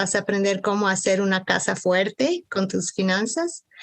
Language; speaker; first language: Spanish; early bilingual, heritage; Spanish